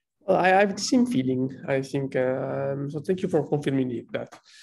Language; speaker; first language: English; non-native, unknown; Italian